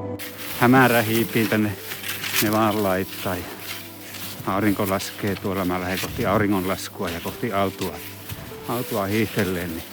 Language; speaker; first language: Finnish; native; Finnish